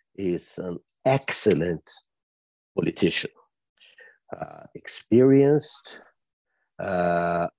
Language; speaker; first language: English; non-native, fluent; Portuguese